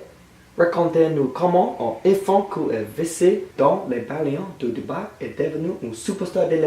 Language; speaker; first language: French; non-native, learner; English